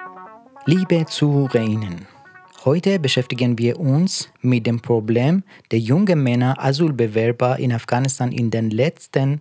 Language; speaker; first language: German; non-native, fluent; Persian